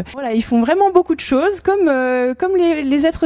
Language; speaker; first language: French; native; French